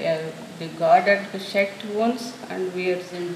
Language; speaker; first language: German; non-native, learner; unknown